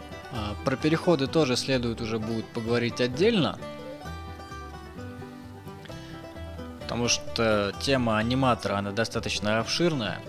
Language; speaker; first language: Russian; native; Russian